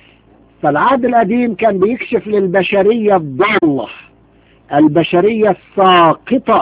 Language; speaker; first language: Arabic; native; Arabic